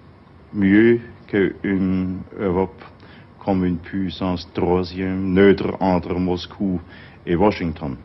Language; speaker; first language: French; non-native, fluent; German